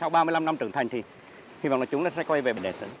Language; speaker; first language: Vietnamese; native; Vietnamese